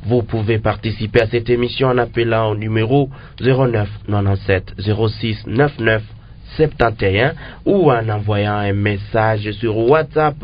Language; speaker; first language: French; non-native, local second language; Lingala